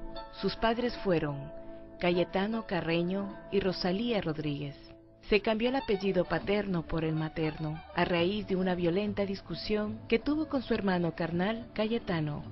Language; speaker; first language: Spanish; native; Spanish